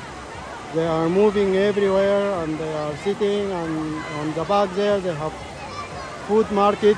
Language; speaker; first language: English; non-native, learner; Arabic